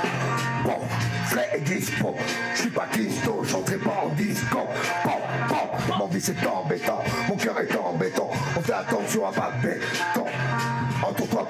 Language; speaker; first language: French; native; French